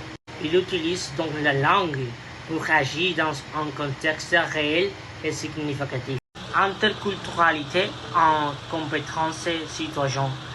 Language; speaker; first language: French; non-native, fluent; Spanish